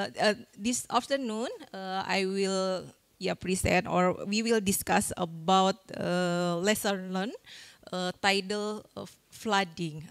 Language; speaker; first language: English; non-native, fluent; Indonesian